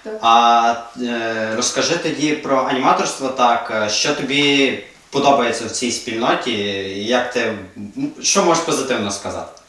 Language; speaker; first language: Ukrainian; native; Ukrainian